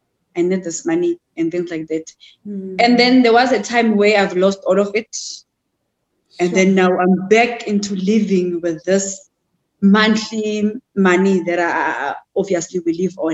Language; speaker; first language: English; non-native, local second language; Zulu